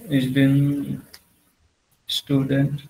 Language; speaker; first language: German; non-native, learner; Bangla